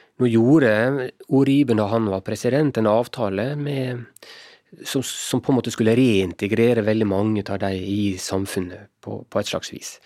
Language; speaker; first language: Norwegian; native; Norwegian